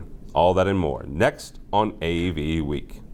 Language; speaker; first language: English; native; English